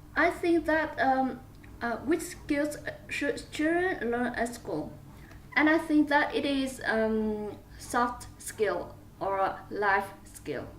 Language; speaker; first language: English; non-native, learner; Vietnamese